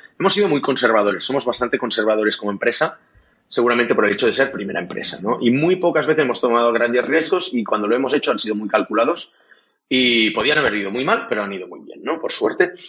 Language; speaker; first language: Spanish; non-native, local second language; Catalan